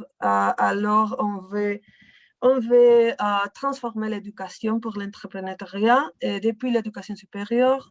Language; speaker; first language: French; non-native, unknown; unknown